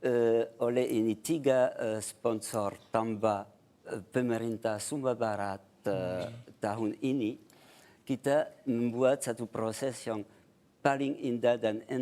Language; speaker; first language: Indonesian; non-native, fluent; French